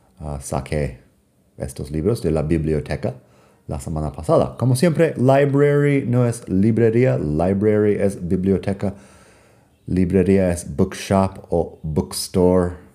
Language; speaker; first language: Spanish; non-native, fluent; English